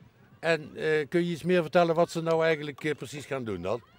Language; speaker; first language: Dutch; native; Dutch